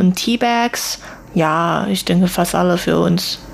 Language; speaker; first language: German; non-native, learner; Chinese